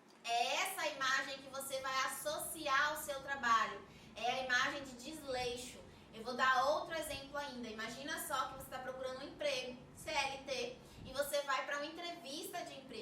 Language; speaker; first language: Portuguese; native; Portuguese